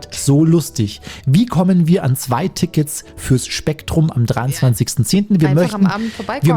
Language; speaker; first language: German; native; German